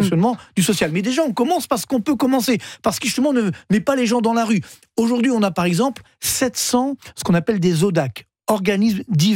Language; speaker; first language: French; native; French